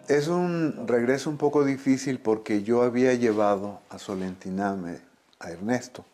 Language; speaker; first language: Spanish; native; Spanish